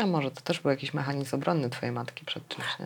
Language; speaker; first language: Polish; native; Polish